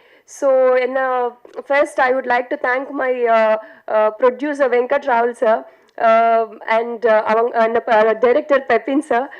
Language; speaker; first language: Tamil; non-native, learner; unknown